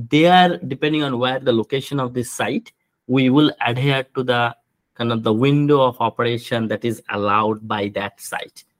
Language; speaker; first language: English; non-native, local second language; Bangla